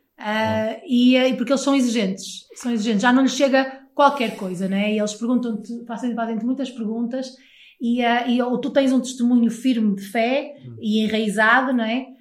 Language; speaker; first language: Portuguese; native; Portuguese